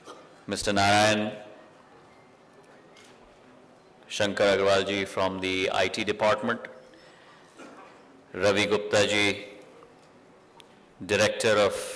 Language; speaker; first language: English; non-native, local second language; Hindi